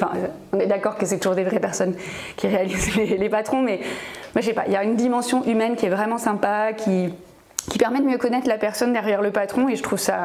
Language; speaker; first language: French; native; French